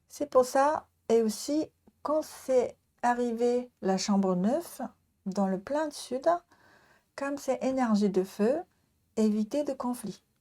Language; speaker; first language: French; non-native, learner; Japanese